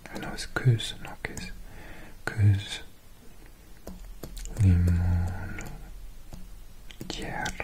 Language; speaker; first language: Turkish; non-native, learner; English